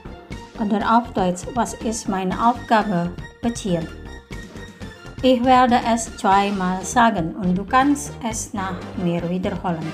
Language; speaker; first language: German; non-native, fluent; Indonesian